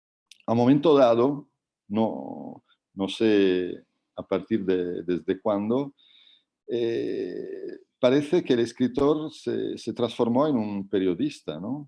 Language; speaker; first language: Spanish; non-native, fluent; Italian